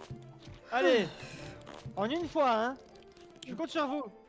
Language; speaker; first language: French; native; French